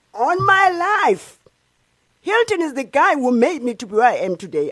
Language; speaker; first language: English; non-native, local second language; Xhosa